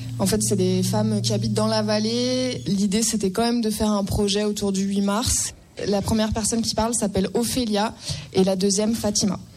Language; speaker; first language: French; native; French